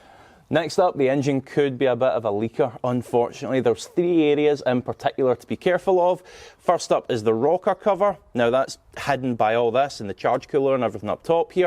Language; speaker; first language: English; native; English